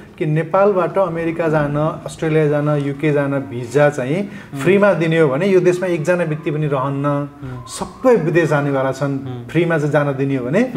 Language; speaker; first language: Nepali; native; Nepali